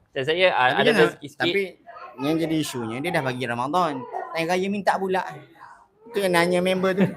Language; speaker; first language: Malay; native; Malay